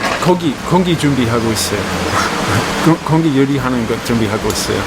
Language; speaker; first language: Korean; non-native, learner; English